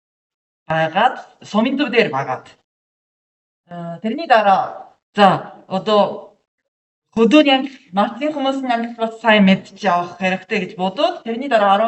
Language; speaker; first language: Mongolian; non-native, learner; Japanese